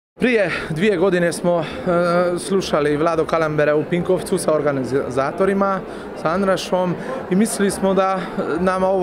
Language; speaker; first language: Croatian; early bilingual, heritage; Croatian